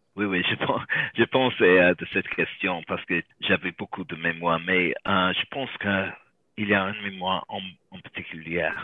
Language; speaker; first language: French; non-native, learner; English